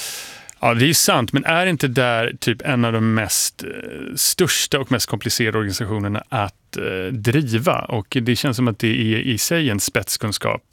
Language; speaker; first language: Swedish; non-native, fluent; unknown